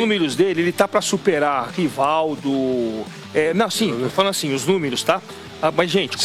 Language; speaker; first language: Portuguese; native; Portuguese